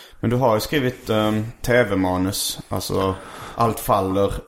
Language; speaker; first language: Swedish; native; Swedish